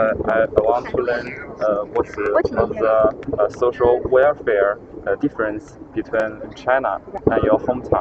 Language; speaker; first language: English; non-native, learner; Chinese